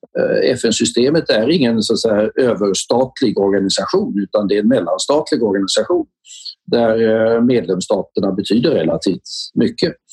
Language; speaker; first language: Swedish; native; Swedish